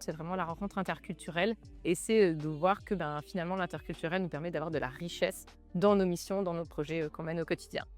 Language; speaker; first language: French; native; French